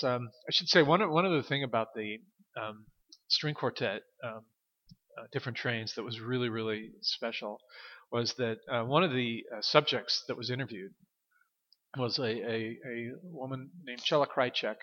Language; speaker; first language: English; native; English